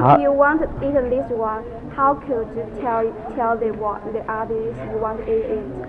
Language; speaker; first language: English; non-native, learner; Chinese